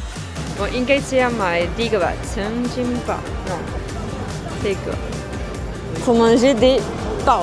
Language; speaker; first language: Chinese; non-native, fluent; French